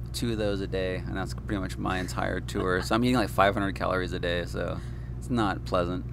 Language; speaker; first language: English; native; English